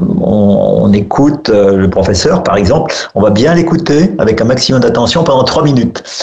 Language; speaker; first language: French; native; French